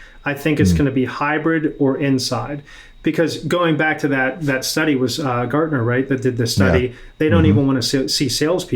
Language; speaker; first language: English; native; English